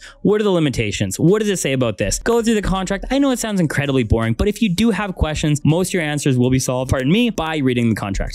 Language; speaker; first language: English; native; English